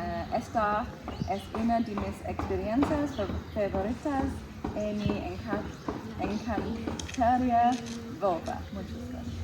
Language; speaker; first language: Spanish; non-native, learner; English